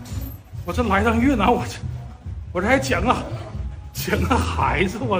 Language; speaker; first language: Chinese; native; Chinese